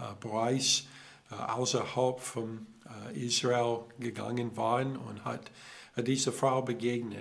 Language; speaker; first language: German; non-native, learner; English